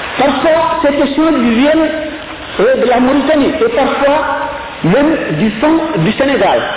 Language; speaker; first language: French; non-native, local second language; Wolof